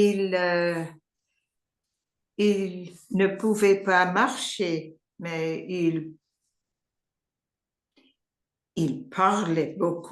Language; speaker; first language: French; non-native, learner; English